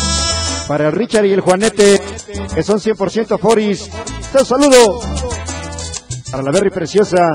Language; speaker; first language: Spanish; native; Spanish